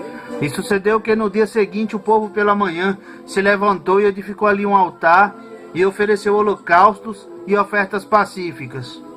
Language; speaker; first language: Portuguese; native; Portuguese